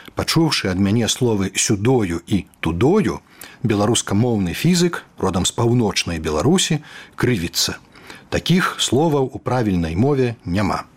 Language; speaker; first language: Belarusian; native; Belarusian